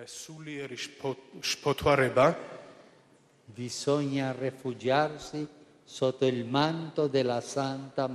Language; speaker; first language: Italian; non-native, fluent; Spanish